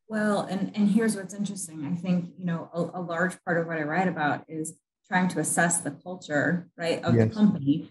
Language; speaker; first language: English; native; English